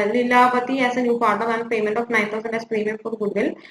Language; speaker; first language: English; non-native, local second language; Malayalam